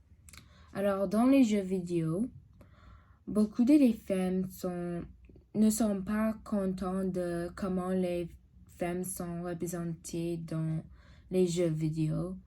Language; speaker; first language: French; non-native, learner; English